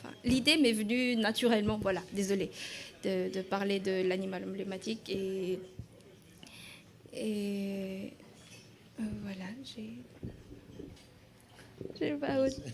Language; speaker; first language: French; non-native, local second language; Malagasy